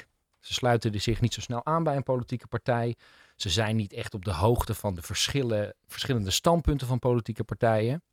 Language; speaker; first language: Dutch; native; Dutch